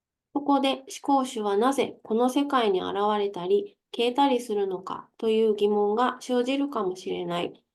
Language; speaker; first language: Japanese; native; Japanese